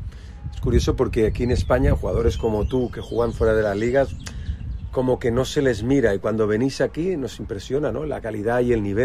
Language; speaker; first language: Spanish; non-native, local second language; Catalan